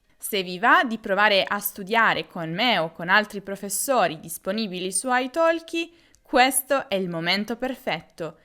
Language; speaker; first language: Italian; native; Italian